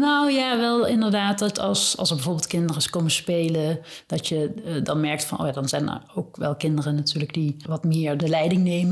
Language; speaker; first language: Dutch; native; Dutch